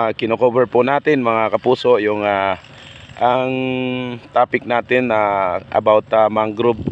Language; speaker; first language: Filipino; non-native, local second language; Cebuano